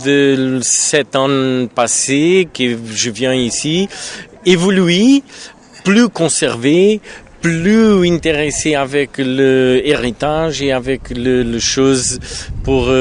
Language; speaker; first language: French; non-native, learner; Portuguese